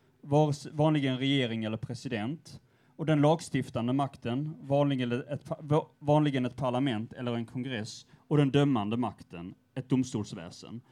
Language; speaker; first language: Swedish; native; Swedish